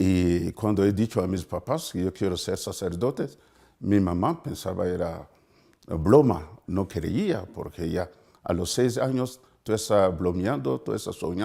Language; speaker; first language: Spanish; non-native, fluent; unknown